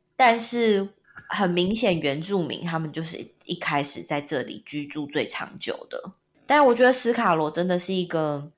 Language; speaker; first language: Chinese; non-native, local second language; Min Nan Chinese